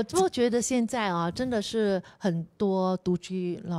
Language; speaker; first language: Chinese; native; Chinese